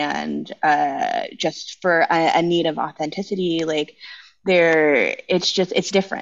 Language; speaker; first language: English; native; English